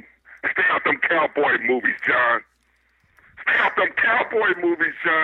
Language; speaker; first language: English; native; English